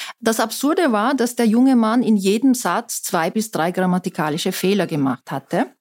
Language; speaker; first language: German; non-native, fluent; Turkish